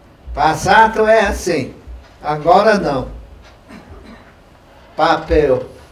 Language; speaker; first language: Portuguese; non-native, local second language; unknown